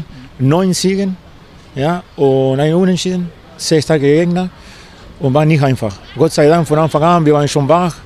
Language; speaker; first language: German; non-native, learner; Spanish